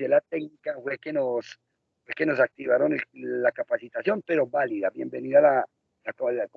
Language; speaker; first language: Spanish; native; Spanish